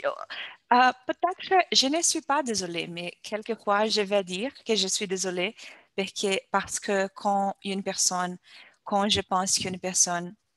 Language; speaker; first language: French; non-native, learner; Portuguese